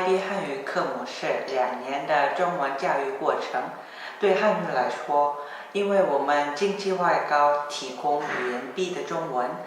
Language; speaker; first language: Chinese; non-native, learner; Korean